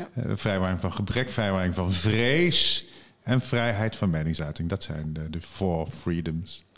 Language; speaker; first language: Dutch; native; Dutch